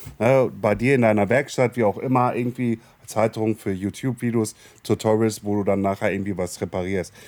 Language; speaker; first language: German; native; German